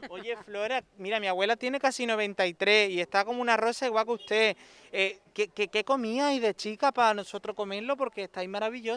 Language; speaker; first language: Spanish; native; Spanish